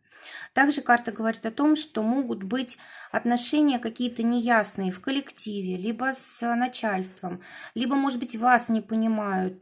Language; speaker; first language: Russian; native; Russian